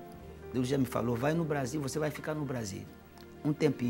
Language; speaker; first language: Portuguese; non-native, fluent; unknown